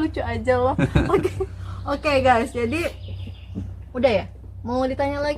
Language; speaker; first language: Indonesian; non-native, local second language; Minangkabau